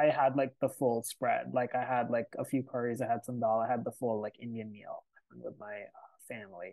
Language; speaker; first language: English; non-native, local second language; Hindi